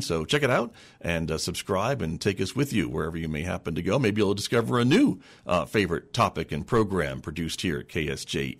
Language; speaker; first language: English; native; English